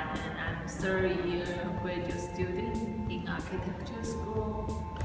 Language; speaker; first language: English; non-native, learner; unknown